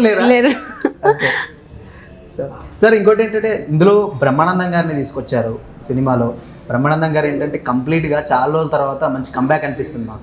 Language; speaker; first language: Telugu; native; Telugu